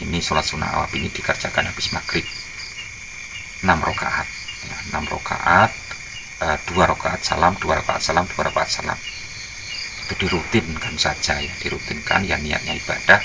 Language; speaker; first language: Indonesian; non-native, local second language; Javanese